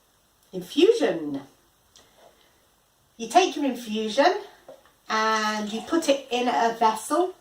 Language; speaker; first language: English; native; English